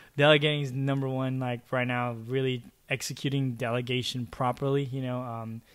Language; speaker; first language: English; early bilingual, other home language; Chavacano